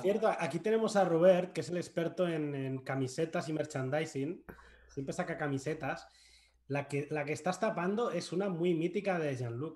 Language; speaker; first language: Spanish; native; Spanish